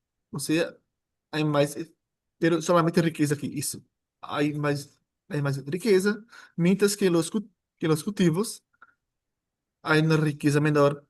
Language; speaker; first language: Spanish; non-native, fluent; Portuguese